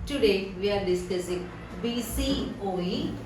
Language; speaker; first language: English; non-native, local second language; Malayalam